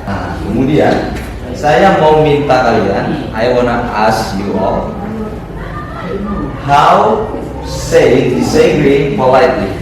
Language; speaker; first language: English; non-native, learner; Indonesian